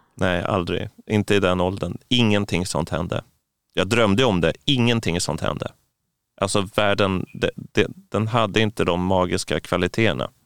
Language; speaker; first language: Swedish; native; Swedish